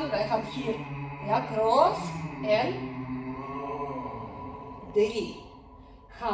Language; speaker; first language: Dutch; non-native, learner; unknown